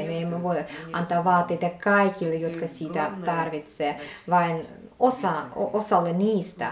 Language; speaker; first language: Finnish; non-native, fluent; Russian